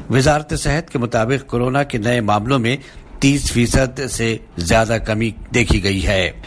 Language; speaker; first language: Urdu; native; Urdu